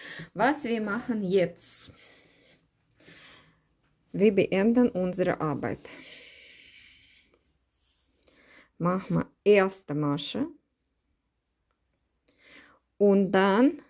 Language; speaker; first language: German; non-native, learner; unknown